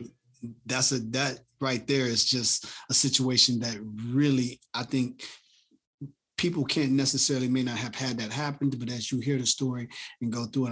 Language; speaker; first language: English; native; English